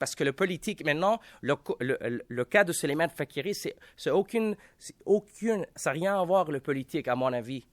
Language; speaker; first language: French; non-native, local second language; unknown